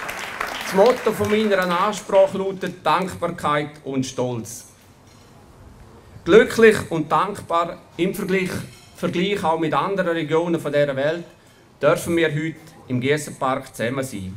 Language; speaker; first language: German; native; German